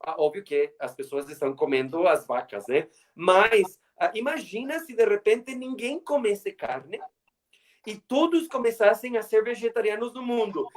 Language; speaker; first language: Portuguese; non-native, fluent; Spanish